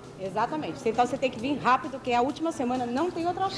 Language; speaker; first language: Portuguese; native; Portuguese